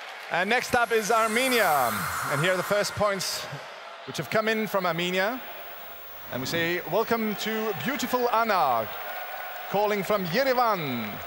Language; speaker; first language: English; non-native, fluent; Danish